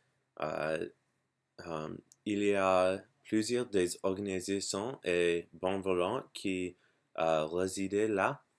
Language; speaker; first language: French; non-native, learner; English